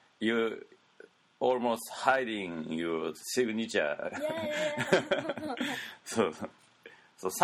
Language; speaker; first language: English; non-native, learner; Japanese